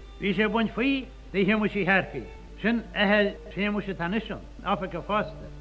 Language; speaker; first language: Irish; native; Irish